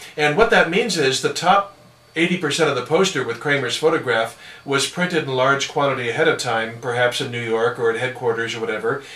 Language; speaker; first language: English; native; English